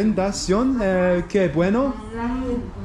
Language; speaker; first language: Spanish; non-native, learner; English